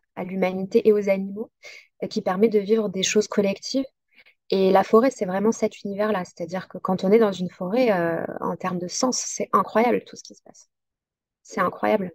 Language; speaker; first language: French; native; French